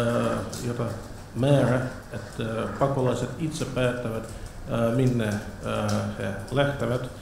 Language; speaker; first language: Finnish; non-native, fluent; Russian